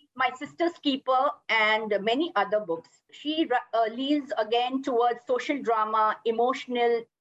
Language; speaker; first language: English; non-native, local second language; Gujarati